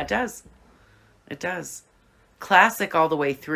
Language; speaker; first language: English; native; English